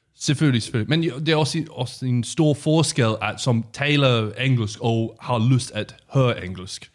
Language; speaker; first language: Danish; non-native, learner; English